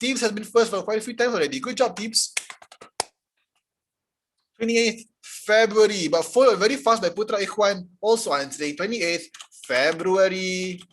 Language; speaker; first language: English; non-native, local second language; Malay